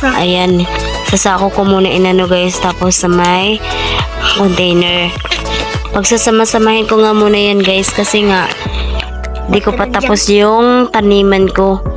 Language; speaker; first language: Filipino; non-native, local second language; Cebuano